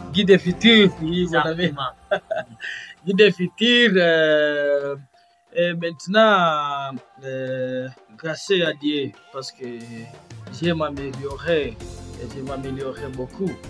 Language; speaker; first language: French; non-native, learner; Swahili